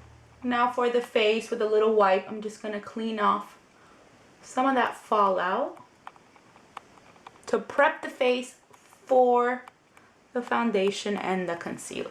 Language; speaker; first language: English; native; English